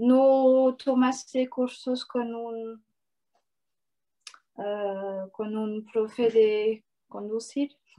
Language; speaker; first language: Spanish; non-native, learner; French